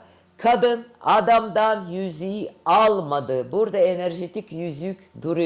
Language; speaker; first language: Turkish; non-native, fluent; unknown